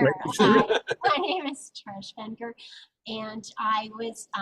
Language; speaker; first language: English; native; English